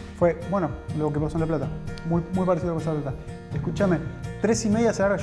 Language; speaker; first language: Spanish; native; Spanish